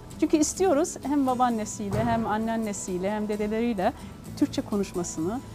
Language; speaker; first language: Turkish; early bilingual, heritage; Turkish